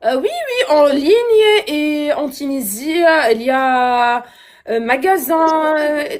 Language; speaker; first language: French; non-native, learner; Arabic